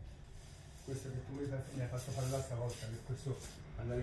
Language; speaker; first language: Italian; native; Italian